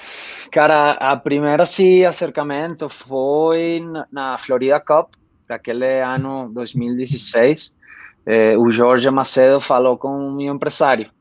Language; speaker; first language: Portuguese; non-native, fluent; Spanish